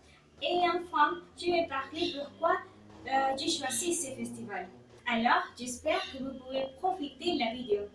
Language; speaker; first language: French; non-native, learner; Spanish